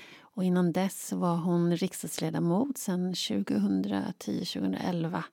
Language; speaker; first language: Swedish; native; Swedish